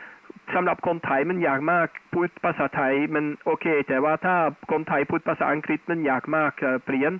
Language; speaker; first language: Thai; non-native, fluent; Dutch